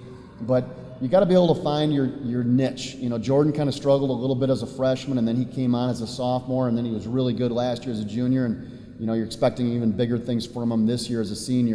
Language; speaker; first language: English; native; English